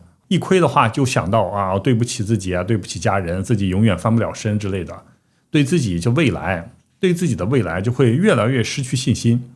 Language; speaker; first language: Chinese; native; Chinese